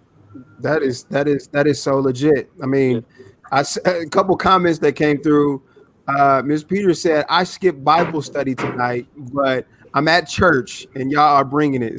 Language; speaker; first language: English; native; English